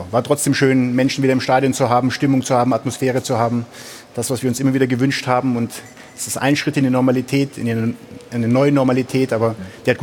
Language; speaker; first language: German; native; German